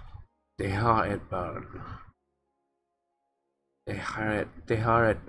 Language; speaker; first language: Danish; non-native, learner; English